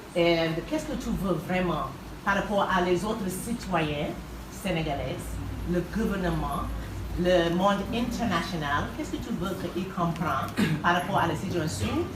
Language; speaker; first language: French; non-native, learner; English